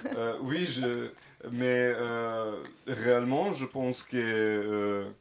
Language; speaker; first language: French; non-native, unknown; Serbian